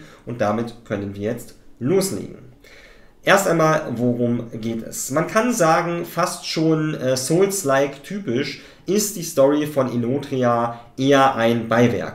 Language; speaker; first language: German; native; German